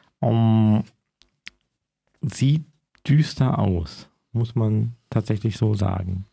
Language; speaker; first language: German; native; German